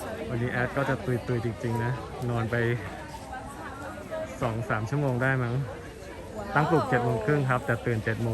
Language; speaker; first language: Thai; native; Thai